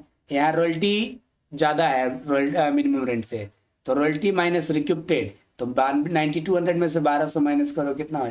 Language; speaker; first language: Hindi; native; Hindi